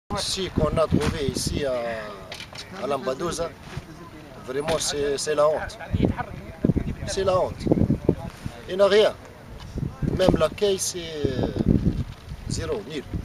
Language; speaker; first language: French; non-native, local second language; Arabic